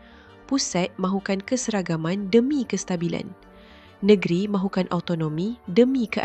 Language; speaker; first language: Malay; native; Malay